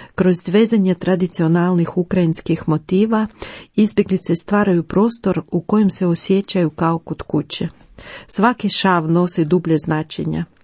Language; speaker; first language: Croatian; non-native, fluent; Ukrainian